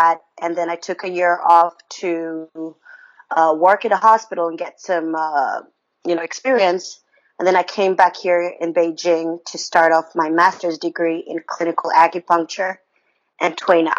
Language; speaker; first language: English; non-native, local second language; Ganda